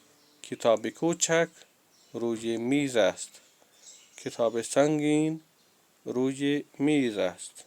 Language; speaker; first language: Persian; non-native, fluent; Urdu